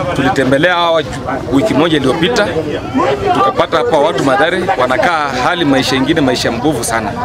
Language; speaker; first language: Swahili; non-native, local second language; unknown